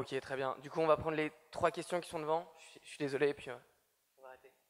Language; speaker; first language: French; native; French